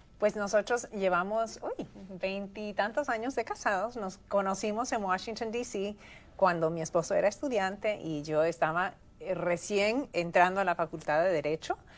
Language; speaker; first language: Spanish; native; Spanish